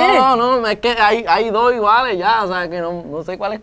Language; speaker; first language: Spanish; native; Spanish